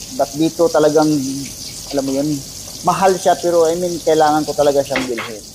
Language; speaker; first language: Filipino; non-native, local second language; Cebuano